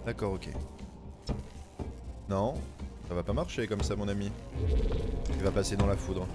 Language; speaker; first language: French; native; French